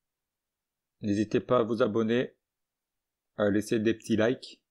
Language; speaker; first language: French; native; French